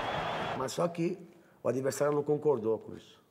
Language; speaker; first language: Portuguese; native; Portuguese